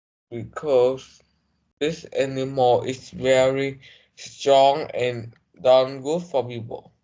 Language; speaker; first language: English; non-native, learner; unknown